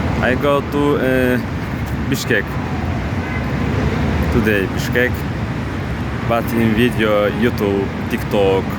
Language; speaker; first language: English; non-native, learner; Kyrgyz